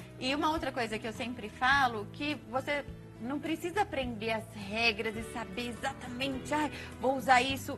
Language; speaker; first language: Portuguese; native; Portuguese